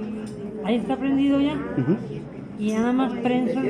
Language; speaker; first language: Spanish; native; Spanish